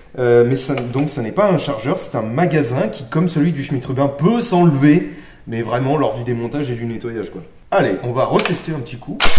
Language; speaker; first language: French; native; French